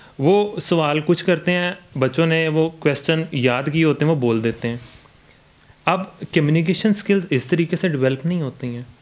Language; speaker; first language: Urdu; non-native, local second language; Punjabi